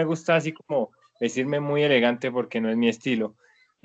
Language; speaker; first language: Spanish; native; Spanish